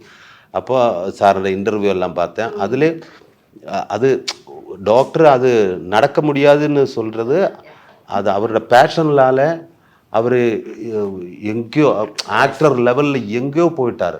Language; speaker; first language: Tamil; non-native, learner; Malayalam